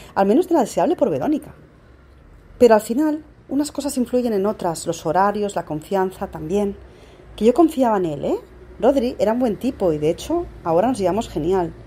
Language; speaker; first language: Spanish; non-native, local second language; Catalan